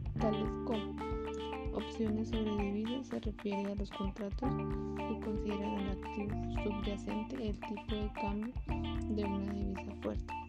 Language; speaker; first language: Spanish; native; Spanish